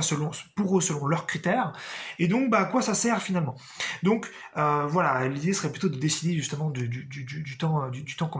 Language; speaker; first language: French; native; French